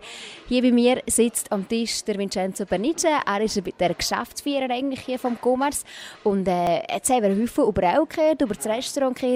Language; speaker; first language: German; native; German